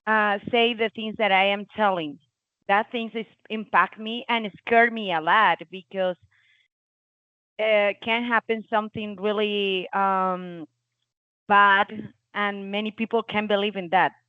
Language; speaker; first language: English; non-native, learner; Spanish